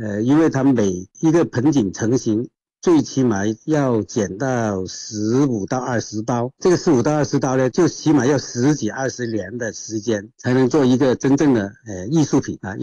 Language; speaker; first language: Chinese; non-native, local second language; Cantonese